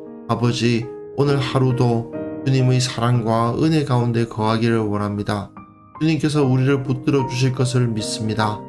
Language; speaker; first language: Korean; native; Korean